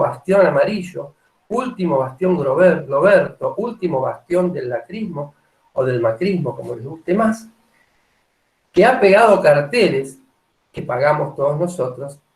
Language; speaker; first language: Spanish; native; Spanish